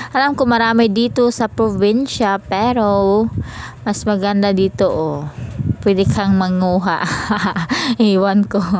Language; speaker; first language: Filipino; non-native, local second language; Cebuano